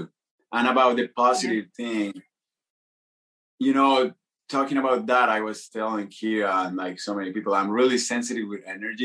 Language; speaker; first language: English; non-native, fluent; Spanish